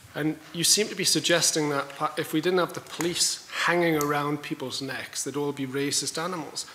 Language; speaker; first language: English; native; English